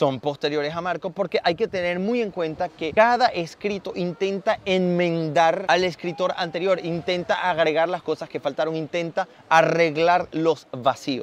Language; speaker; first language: Spanish; native; Spanish